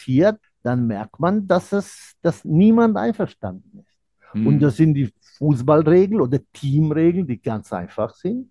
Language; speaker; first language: German; non-native, fluent; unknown